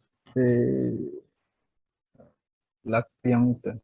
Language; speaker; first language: French; non-native, learner; Vietnamese